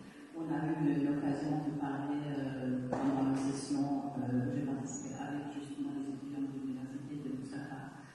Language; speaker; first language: French; non-native, fluent; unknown